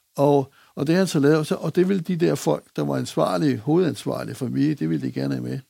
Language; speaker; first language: Danish; native; Danish